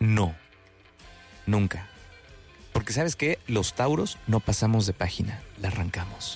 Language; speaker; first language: Spanish; native; Spanish